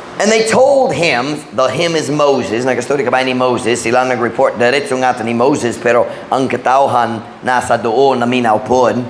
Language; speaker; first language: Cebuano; non-native, fluent; English